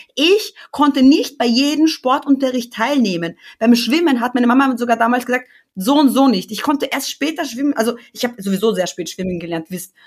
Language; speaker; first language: German; early bilingual, other home language; Albanian